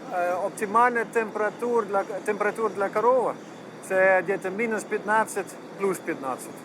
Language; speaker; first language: Ukrainian; non-native, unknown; Dutch